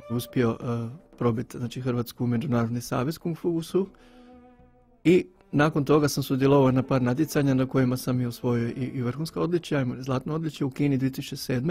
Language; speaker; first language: Bosnian; native; Bosnian